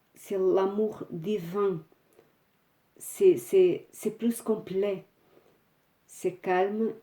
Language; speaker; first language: French; non-native, fluent; Portuguese